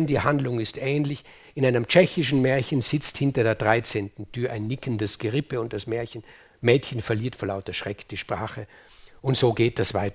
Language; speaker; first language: German; native; German